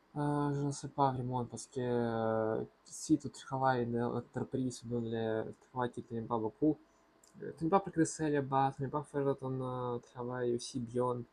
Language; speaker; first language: French; non-native, learner; Russian